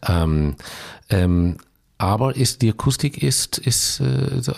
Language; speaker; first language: German; non-native, fluent; English